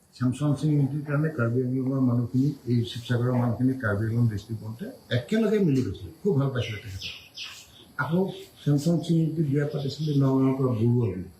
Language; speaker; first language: Assamese; non-native, local second language; Karbi